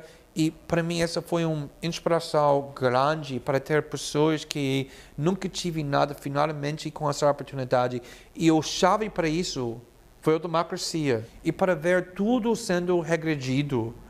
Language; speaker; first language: Portuguese; non-native, fluent; English